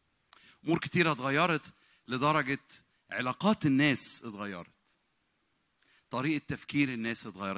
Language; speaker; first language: Arabic; native; Arabic